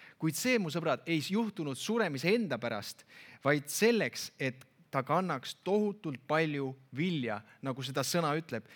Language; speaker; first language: Estonian; native; Estonian